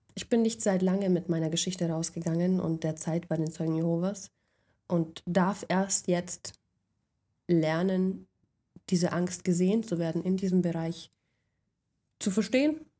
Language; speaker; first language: German; native; German